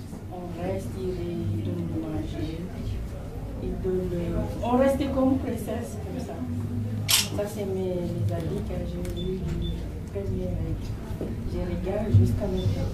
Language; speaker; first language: French; non-native, local second language; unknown